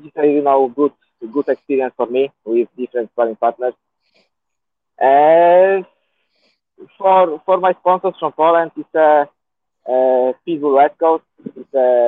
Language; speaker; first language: English; non-native, learner; Polish